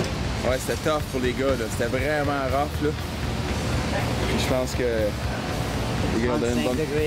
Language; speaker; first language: French; native; French